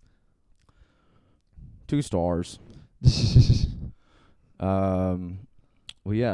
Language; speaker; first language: English; native; English